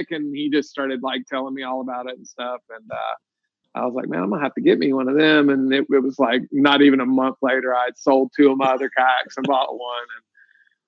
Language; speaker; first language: English; native; English